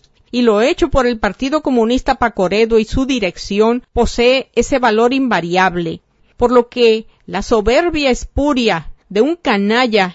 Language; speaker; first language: Spanish; native; Spanish